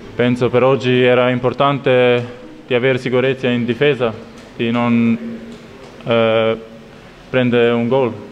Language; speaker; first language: Italian; non-native, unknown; Albanian